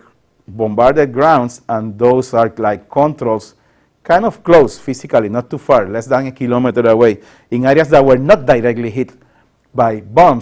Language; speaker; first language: English; non-native, local second language; Spanish